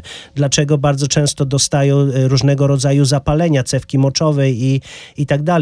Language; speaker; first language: Polish; native; Polish